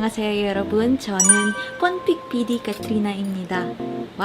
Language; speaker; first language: Korean; non-native, learner; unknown